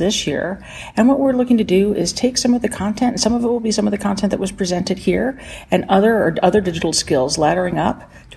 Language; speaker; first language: English; native; English